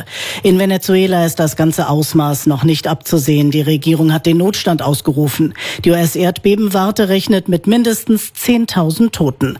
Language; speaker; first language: German; native; German